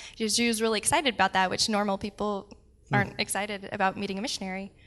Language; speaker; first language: English; native; English